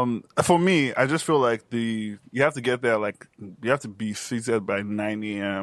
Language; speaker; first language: English; non-native, local second language; Yoruba